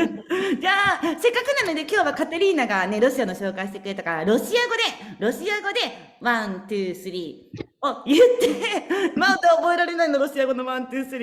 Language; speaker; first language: Japanese; native; Japanese